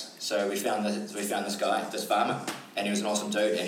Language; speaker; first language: English; native; English